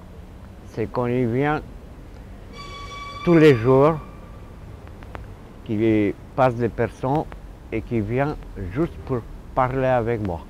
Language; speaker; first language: French; non-native, fluent; Romanian